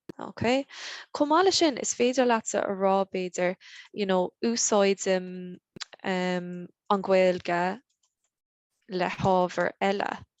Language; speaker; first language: Irish; non-native, local second language; English